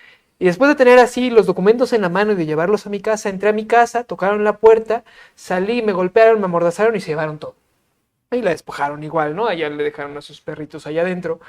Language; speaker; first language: Spanish; native; Spanish